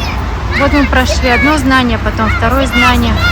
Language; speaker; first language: Russian; native; Russian